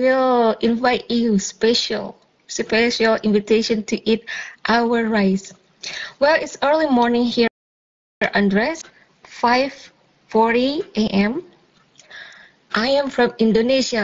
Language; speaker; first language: English; non-native, fluent; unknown